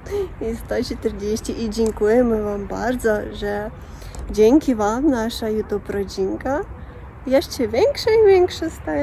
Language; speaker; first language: Polish; non-native, learner; Russian